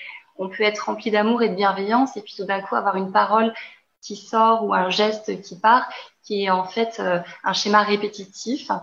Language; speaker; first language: French; native; French